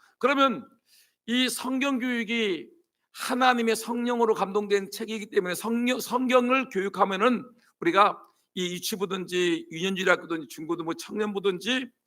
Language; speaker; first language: Korean; native; Korean